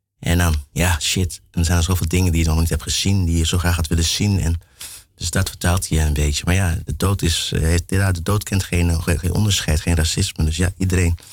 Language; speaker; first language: Dutch; early bilingual, other home language; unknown